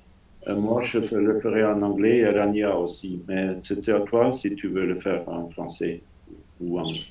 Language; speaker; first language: French; non-native, fluent; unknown